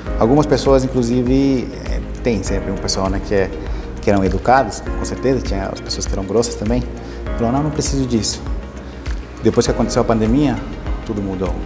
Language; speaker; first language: Portuguese; early bilingual, other home language; Spanish